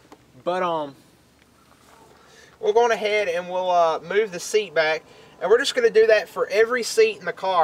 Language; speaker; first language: English; native; English